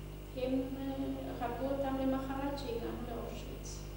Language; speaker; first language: Hebrew; non-native, fluent; Hungarian